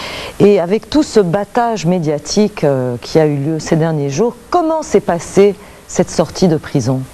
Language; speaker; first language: French; native; French